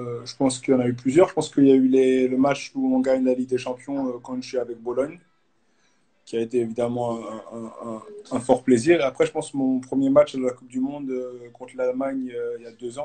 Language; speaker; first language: French; native; French